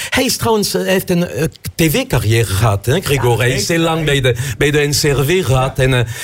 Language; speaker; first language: Dutch; non-native, fluent; French